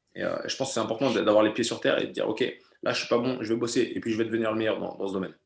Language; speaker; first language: French; native; French